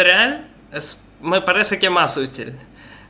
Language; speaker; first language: Spanish; non-native, learner; Russian